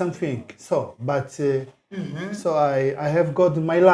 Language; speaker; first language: English; non-native, learner; Portuguese